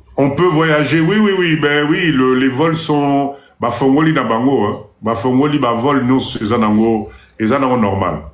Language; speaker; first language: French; non-native, local second language; Lingala